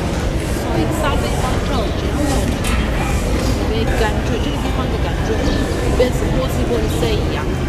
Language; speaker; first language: Chinese; non-native, learner; Persian